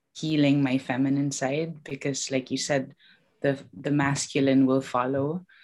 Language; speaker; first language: English; non-native, local second language; Filipino